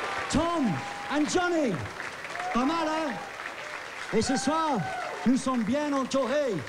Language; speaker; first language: French; non-native, fluent; English